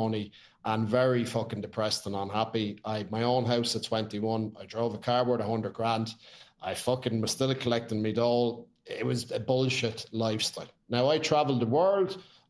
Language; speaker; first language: English; native; English